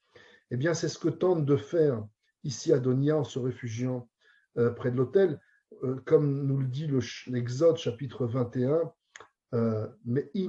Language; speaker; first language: French; native; French